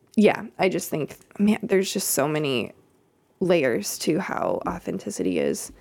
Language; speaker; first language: English; native; English